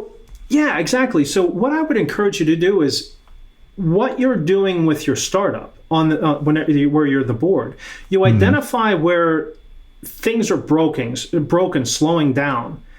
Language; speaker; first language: English; native; English